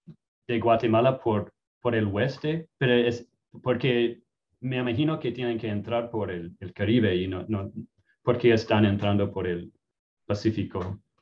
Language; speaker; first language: Spanish; non-native, fluent; English